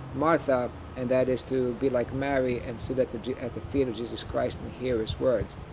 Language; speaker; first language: English; early bilingual, other home language; Greek